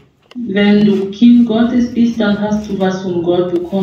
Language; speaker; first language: German; non-native, fluent; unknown